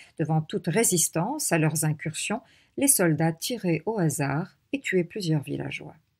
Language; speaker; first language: French; non-native, local second language; Arabic